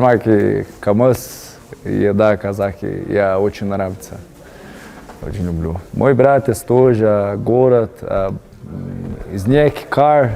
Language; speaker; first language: Russian; non-native, learner; Portuguese